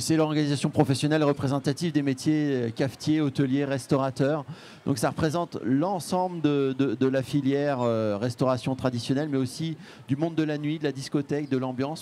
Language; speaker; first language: French; native; French